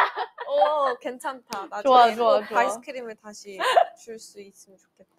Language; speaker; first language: Korean; native; Korean